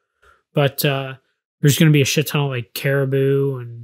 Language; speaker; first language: English; native; English